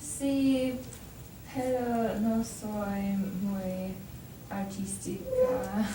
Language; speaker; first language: Spanish; non-native, learner; English